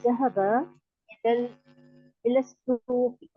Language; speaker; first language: Arabic; non-native, learner; Urdu